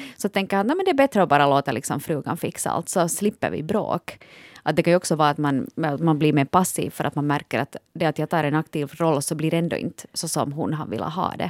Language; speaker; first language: Swedish; native; Swedish